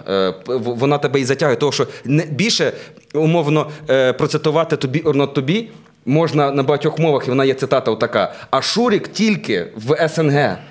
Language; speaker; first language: Ukrainian; native; Ukrainian